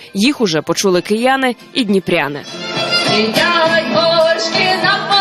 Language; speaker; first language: Ukrainian; native; Ukrainian